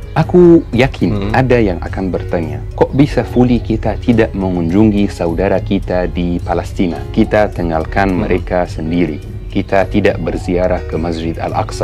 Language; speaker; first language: Indonesian; non-native, fluent; Arabic